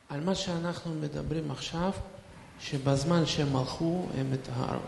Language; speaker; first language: Hebrew; non-native, fluent; Russian